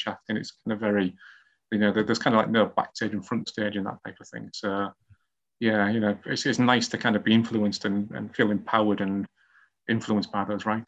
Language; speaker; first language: English; native; English